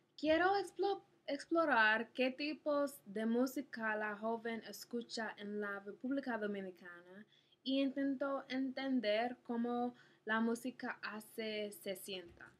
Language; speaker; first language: Spanish; non-native, learner; English